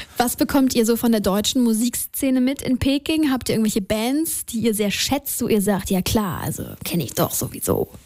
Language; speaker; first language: German; native; German